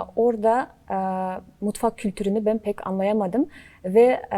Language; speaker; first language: Turkish; non-native, fluent; Kazakh